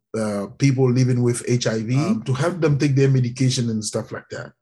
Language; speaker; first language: English; non-native, fluent; French